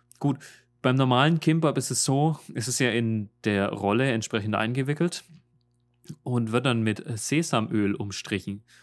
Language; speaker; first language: German; native; German